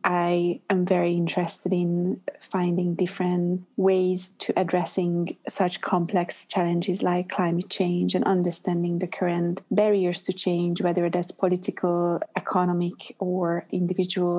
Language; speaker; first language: English; non-native, fluent; Hungarian